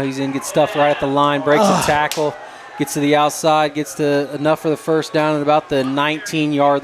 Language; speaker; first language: English; native; English